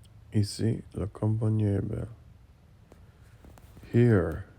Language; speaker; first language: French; non-native, learner; English